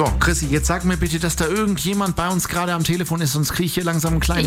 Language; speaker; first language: German; native; German